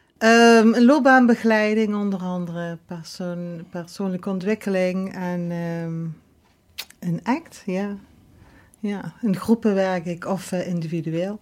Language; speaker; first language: Dutch; native; Dutch